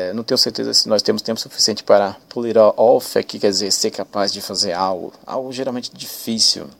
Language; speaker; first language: Portuguese; native; Portuguese